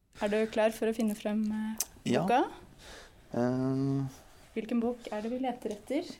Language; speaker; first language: Norwegian; native; Norwegian